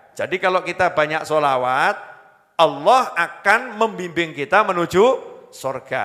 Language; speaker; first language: Indonesian; native; Indonesian